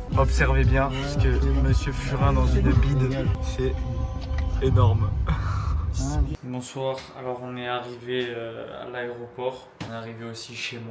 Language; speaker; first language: French; native; French